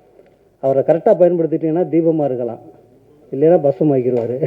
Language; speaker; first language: Tamil; native; Tamil